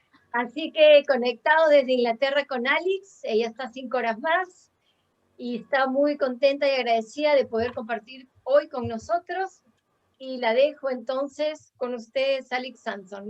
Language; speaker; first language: Spanish; native; Spanish